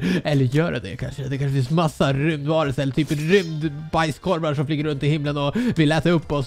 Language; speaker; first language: Swedish; native; Swedish